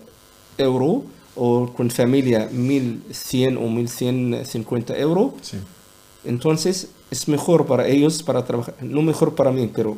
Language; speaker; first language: Spanish; non-native, learner; Arabic